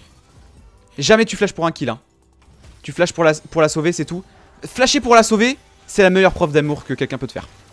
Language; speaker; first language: French; native; French